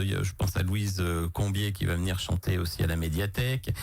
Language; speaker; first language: French; native; French